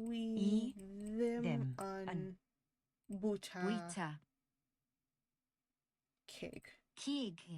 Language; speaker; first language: Welsh; non-native, learner; English